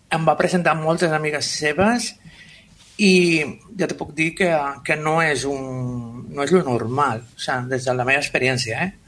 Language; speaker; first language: Catalan; non-native, local second language; Spanish